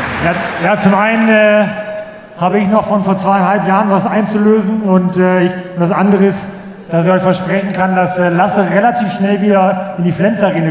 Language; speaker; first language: German; native; German